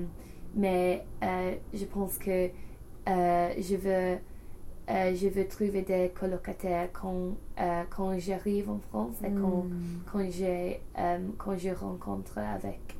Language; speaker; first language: French; non-native, learner; English